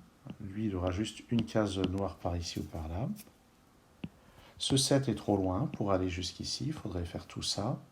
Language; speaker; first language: French; native; French